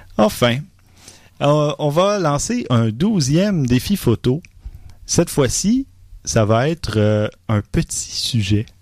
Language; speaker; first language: French; native; French